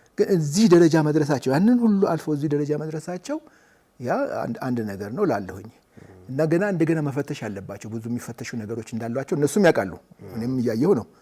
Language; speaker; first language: Amharic; native; Amharic